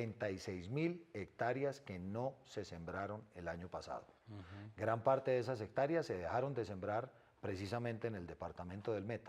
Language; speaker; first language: Spanish; native; Spanish